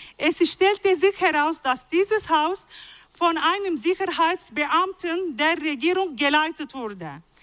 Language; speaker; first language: German; non-native, fluent; Arabic